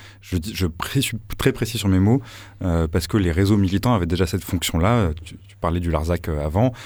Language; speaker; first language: French; native; French